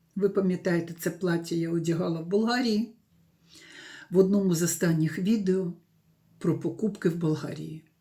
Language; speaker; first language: Ukrainian; non-native, local second language; Russian